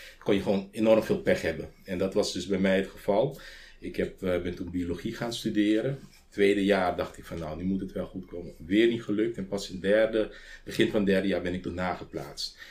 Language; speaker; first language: Dutch; non-native, local second language; Papiamento